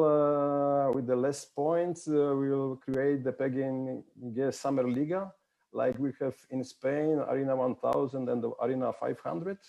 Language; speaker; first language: English; non-native, fluent; Polish